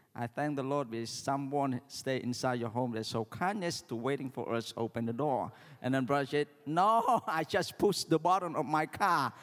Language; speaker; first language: English; non-native, learner; Khmer